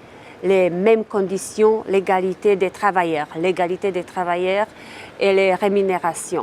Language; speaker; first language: French; non-native, fluent; Czech